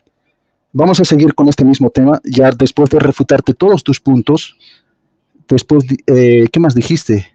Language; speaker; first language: Spanish; native; Spanish